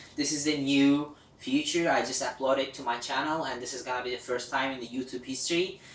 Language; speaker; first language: English; non-native, fluent; Azerbaijani